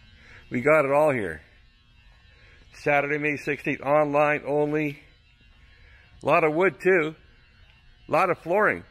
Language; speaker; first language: English; native; English